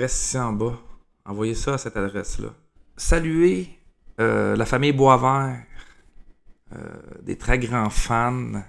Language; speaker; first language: French; native; French